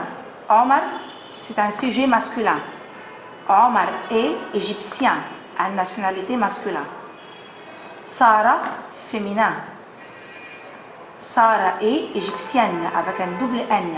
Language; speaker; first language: French; non-native, fluent; Arabic